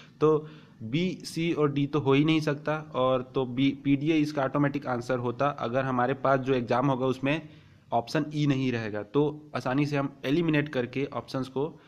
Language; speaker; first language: Hindi; native; Hindi